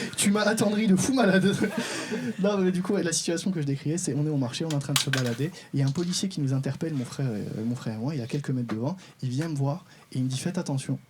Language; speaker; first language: French; non-native, local second language; Arabic